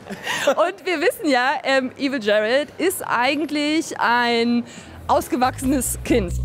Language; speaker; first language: German; native; German